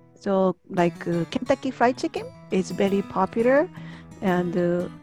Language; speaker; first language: English; non-native, learner; Japanese